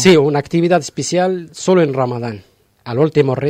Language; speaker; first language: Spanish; non-native, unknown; Arabic